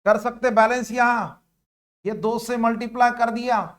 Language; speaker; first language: Hindi; non-native, local second language; Marathi